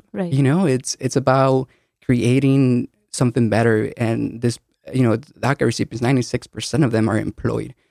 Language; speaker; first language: English; early bilingual, other home language; Spanish